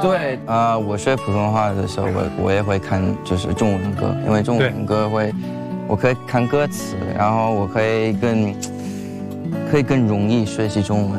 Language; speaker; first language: Chinese; non-native, fluent; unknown